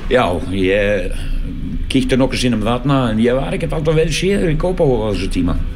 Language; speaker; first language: Icelandic; non-native, fluent; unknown